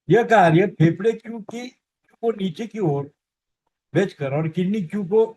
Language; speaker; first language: Hindi; non-native, local second language; Marathi